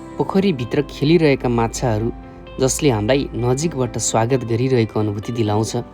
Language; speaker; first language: Nepali; native; Nepali